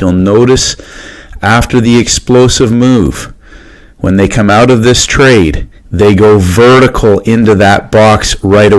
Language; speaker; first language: English; native; English